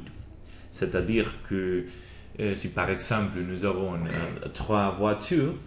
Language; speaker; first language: French; non-native, learner; Spanish